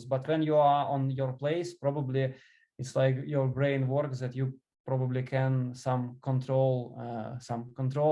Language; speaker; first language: English; non-native, learner; Ukrainian